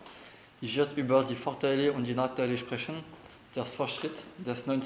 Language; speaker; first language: German; non-native, learner; French